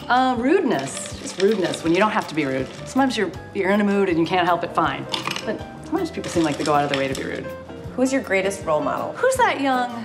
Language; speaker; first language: English; native; English